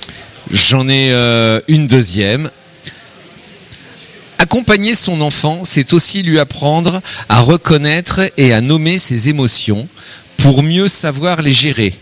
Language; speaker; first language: French; native; French